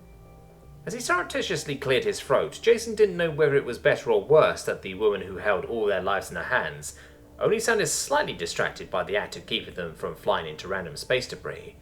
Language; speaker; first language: English; native; English